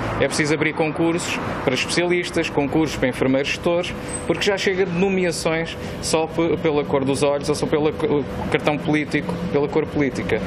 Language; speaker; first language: Portuguese; native; Portuguese